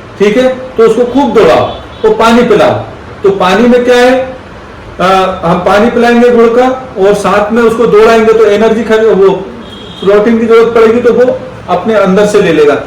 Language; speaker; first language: Hindi; native; Hindi